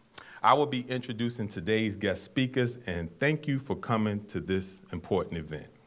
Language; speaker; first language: English; native; English